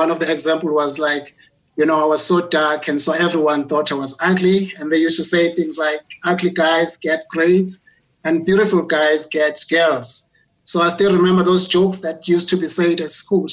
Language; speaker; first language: English; non-native, local second language; Zulu